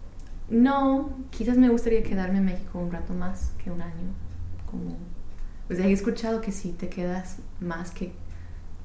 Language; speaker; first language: Spanish; non-native, fluent; English